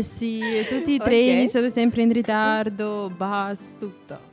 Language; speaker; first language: Italian; non-native, fluent; Russian